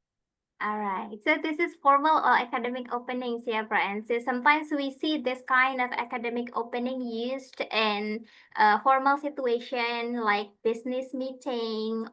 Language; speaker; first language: English; non-native, fluent; Indonesian